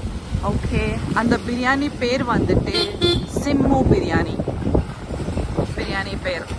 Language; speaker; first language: Tamil; non-native, local second language; Urdu